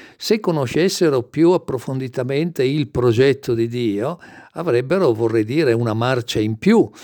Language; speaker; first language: Italian; native; Italian